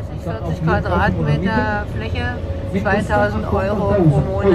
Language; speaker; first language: German; native; German